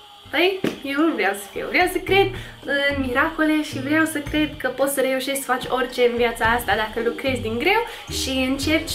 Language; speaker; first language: Romanian; early bilingual, other home language; English